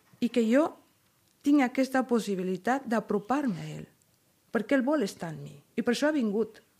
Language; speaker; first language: Catalan; non-native, fluent; Spanish